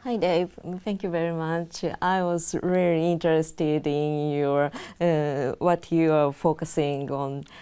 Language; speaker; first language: English; non-native, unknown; Japanese